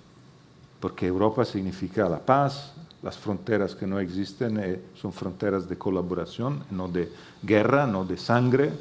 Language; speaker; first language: Spanish; non-native, fluent; Italian